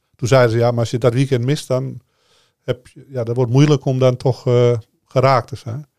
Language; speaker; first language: Dutch; native; Dutch